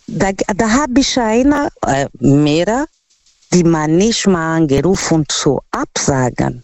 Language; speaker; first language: German; non-native, fluent; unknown